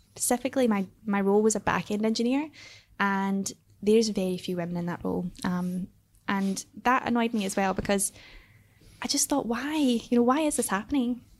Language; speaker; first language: English; native; English